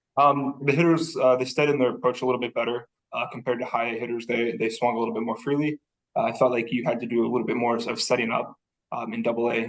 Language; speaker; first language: English; native; English